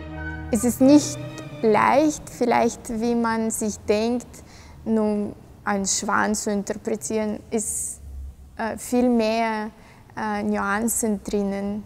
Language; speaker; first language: German; non-native, fluent; Russian